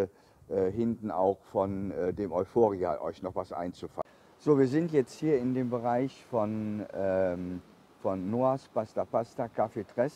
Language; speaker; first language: German; native; German